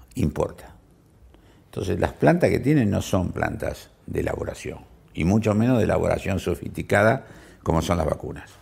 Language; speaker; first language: Spanish; native; Spanish